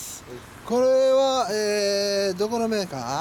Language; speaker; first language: Japanese; native; Japanese